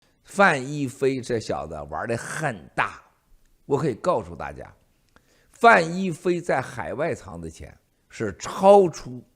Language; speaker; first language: Chinese; native; Chinese